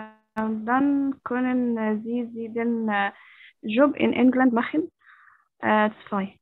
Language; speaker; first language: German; non-native, learner; Arabic